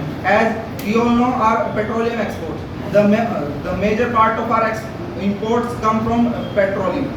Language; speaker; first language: English; non-native, local second language; Hindi